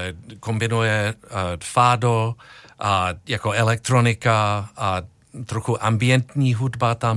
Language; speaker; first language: Czech; non-native, learner; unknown